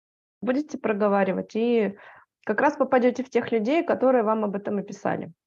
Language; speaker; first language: Russian; native; Russian